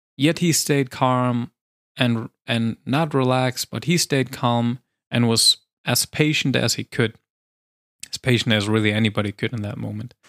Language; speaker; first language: English; non-native, fluent; German